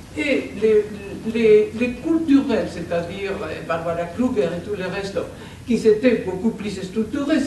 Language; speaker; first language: French; non-native, fluent; Spanish